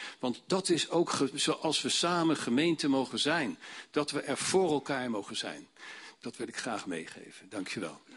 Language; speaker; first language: Dutch; native; Dutch